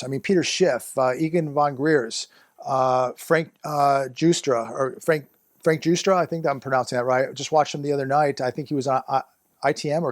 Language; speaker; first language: English; native; English